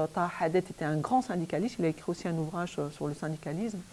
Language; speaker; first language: French; native; French